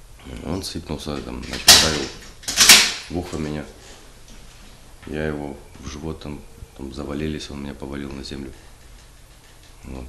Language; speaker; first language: Russian; native; Russian